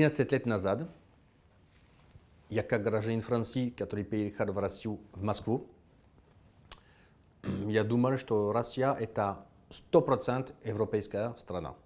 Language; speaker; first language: Russian; non-native, fluent; French